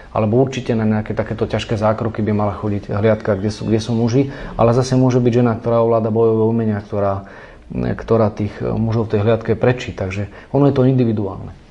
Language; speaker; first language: Slovak; native; Slovak